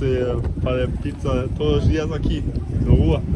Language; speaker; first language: Portuguese; non-native, learner; German